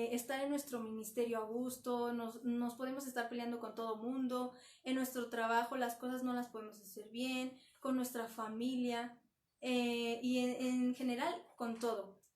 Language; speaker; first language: Spanish; native; Spanish